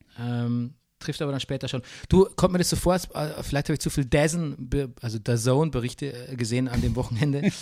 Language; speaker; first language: German; native; German